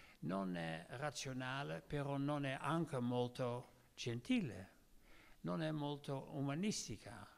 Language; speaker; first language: Italian; non-native, learner; Dutch